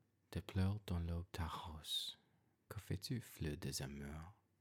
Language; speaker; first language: French; non-native, learner; English